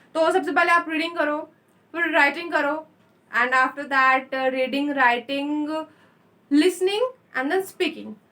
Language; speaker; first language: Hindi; native; Hindi